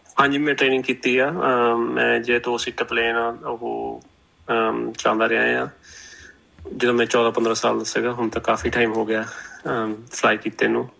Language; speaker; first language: Punjabi; early bilingual, heritage; Punjabi